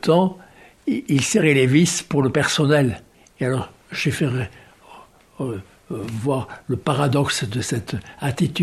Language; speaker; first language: French; native; French